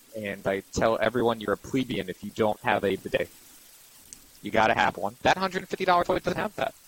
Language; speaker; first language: English; native; English